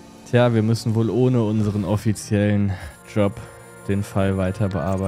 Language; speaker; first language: German; native; German